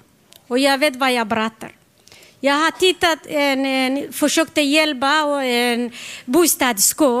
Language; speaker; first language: Swedish; non-native, learner; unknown